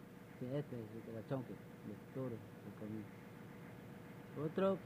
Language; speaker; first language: Spanish; non-native, local second language; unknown